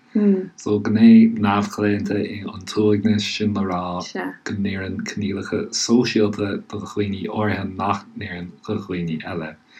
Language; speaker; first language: Irish; native; Irish